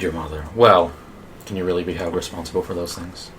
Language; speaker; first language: English; native; English